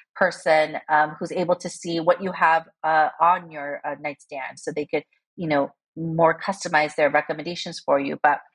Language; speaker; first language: English; early bilingual, other home language; Korean